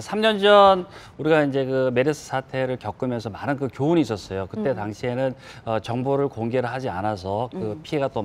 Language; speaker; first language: Korean; native; Korean